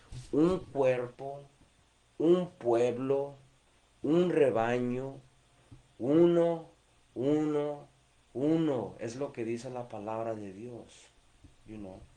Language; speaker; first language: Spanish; early bilingual, heritage; Spanish